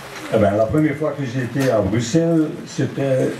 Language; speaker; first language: French; non-native, local second language; Dutch